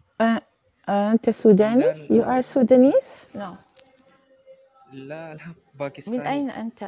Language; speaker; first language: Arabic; non-native, fluent; English